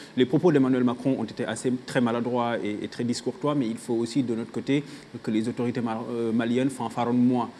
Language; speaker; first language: French; non-native, local second language; Wolof